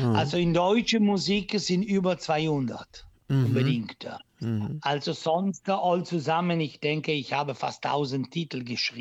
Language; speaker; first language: German; non-native, fluent; Italian